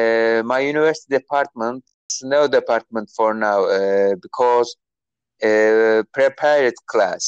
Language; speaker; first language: English; non-native, learner; Turkish